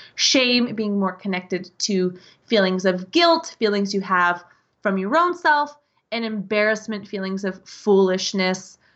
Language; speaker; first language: English; native; English